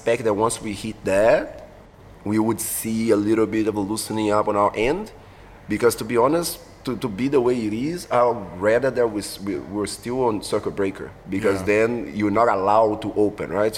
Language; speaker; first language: English; non-native, fluent; Portuguese